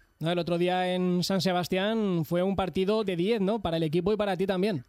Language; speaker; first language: Spanish; native; Spanish